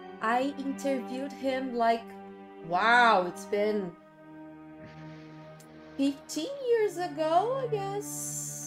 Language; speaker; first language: English; non-native, fluent; Portuguese